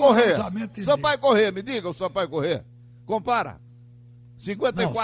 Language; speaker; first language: Portuguese; native; Portuguese